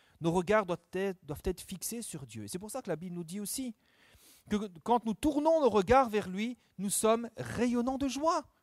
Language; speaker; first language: French; native; French